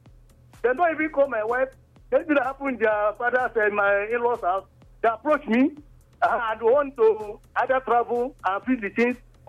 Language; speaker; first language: English; non-native, local second language; Igbo